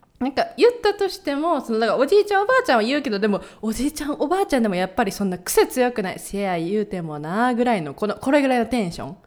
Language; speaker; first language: Japanese; native; Japanese